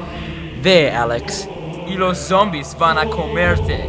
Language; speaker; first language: Spanish; non-native, learner; English